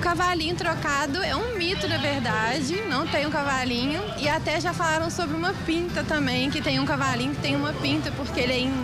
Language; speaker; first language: Portuguese; native; Portuguese